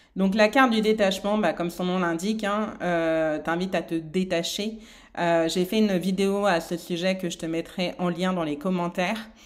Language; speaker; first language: French; native; French